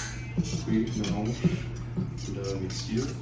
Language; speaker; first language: French; non-native, learner; English